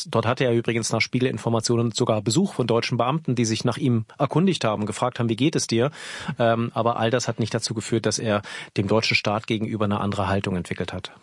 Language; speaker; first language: German; native; German